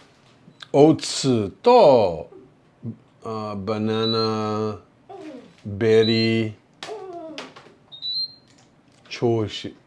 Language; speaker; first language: Japanese; non-native, learner; English